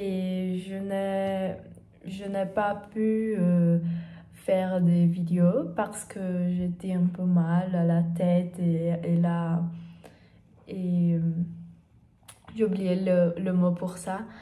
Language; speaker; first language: French; non-native, learner; Portuguese